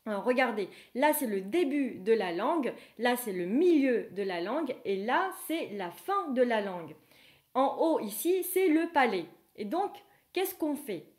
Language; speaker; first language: French; non-native, fluent; Vietnamese